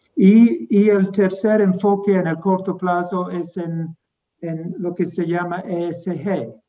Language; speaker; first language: Spanish; non-native, fluent; English